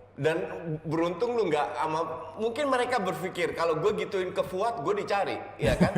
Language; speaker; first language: Indonesian; non-native, fluent; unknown